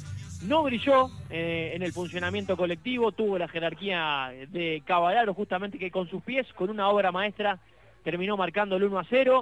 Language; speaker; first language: Spanish; native; Spanish